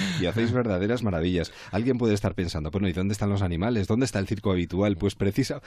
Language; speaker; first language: Spanish; native; Spanish